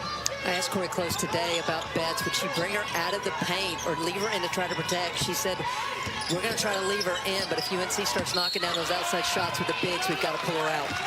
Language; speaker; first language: English; native; English